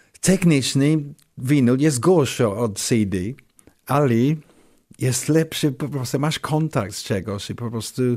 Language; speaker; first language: Polish; non-native, learner; English